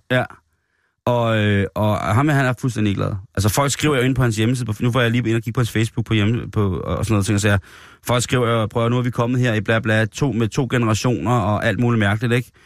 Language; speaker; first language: Danish; native; Danish